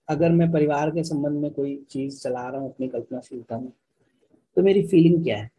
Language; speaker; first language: Hindi; native; Hindi